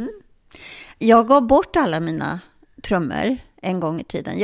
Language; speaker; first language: Swedish; early bilingual, other home language; German